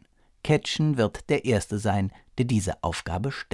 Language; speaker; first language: German; native; German